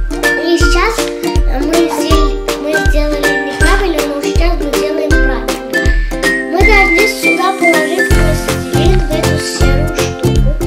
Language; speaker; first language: Russian; early bilingual, heritage; Russian